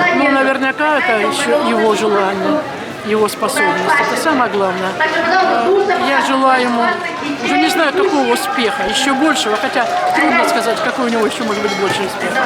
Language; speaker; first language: Russian; native; Russian